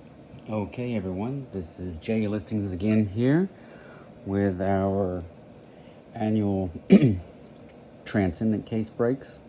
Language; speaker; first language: English; native; English